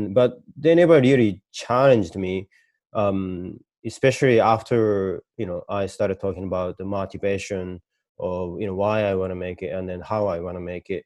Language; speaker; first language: English; non-native, fluent; Japanese